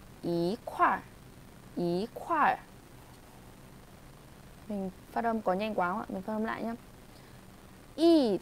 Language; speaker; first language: Chinese; non-native, fluent; Vietnamese